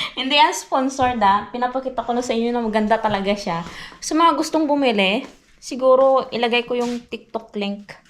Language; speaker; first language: Filipino; non-native, local second language; Hiligaynon